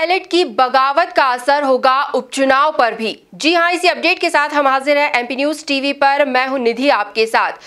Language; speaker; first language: Hindi; native; Hindi